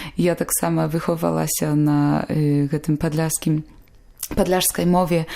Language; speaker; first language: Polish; non-native, local second language; Belarusian